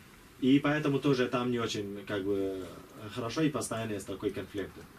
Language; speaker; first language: Russian; non-native, learner; Kurdish